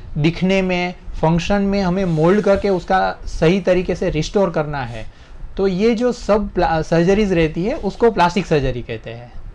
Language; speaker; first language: Hindi; non-native, local second language; Gujarati